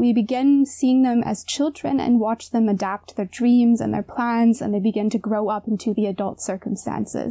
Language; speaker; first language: English; native; English